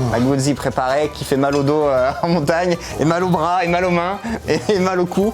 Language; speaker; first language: French; native; French